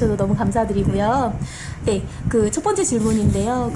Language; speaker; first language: Korean; native; Korean